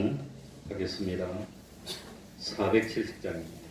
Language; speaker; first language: Korean; native; Korean